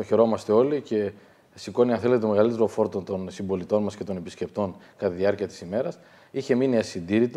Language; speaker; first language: Greek; native; Greek